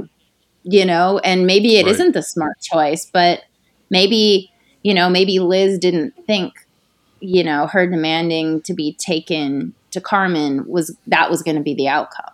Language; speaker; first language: English; native; English